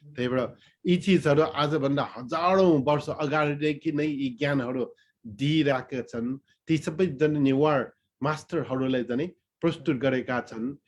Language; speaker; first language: Nepali; non-native, local second language; Newari